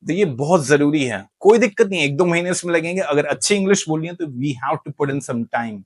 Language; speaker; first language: Hindi; native; Hindi